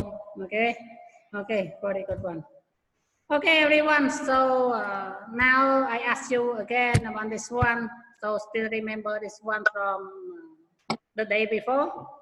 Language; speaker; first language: English; non-native, learner; Khmer